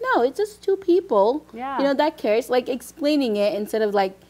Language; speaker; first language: English; early bilingual, other home language; Haitian Creole